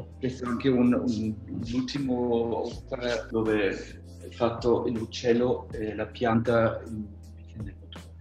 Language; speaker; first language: Italian; non-native, learner; German